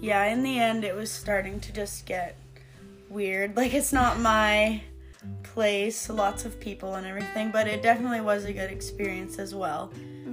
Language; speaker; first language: English; native; English